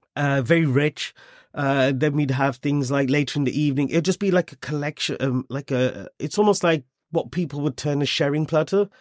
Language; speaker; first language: English; native; English